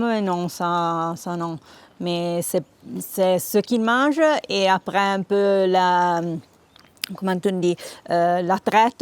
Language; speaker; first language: French; non-native, local second language; Italian